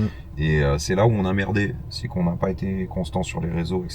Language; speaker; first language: French; native; French